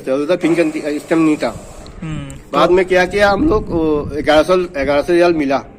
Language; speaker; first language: Hindi; non-native, learner; Bangla